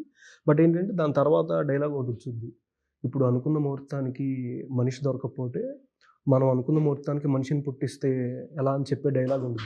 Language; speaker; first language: Telugu; native; Telugu